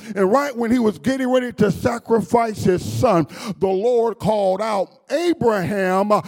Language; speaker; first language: English; native; English